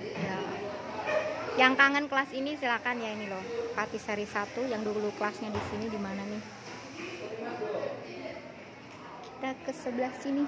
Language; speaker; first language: Indonesian; native; Indonesian